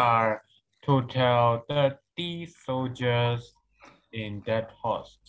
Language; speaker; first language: English; non-native, learner; Burmese